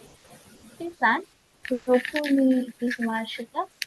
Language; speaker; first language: Japanese; non-native, learner; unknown